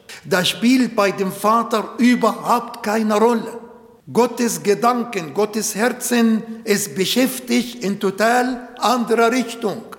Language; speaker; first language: German; non-native, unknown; Arabic